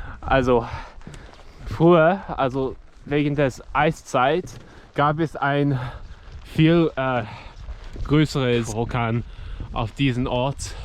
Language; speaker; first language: German; non-native, learner; English